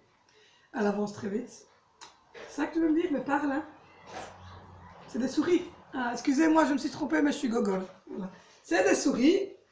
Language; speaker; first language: French; native; French